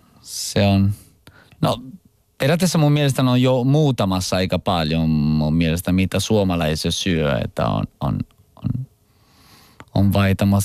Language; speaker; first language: Finnish; non-native, local second language; Italian